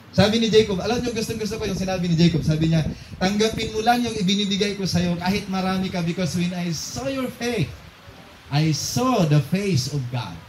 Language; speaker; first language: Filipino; non-native, local second language; Cebuano